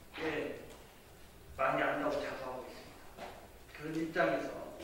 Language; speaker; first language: Korean; native; Korean